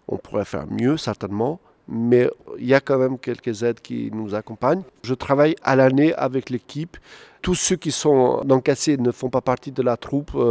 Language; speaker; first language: French; non-native, fluent; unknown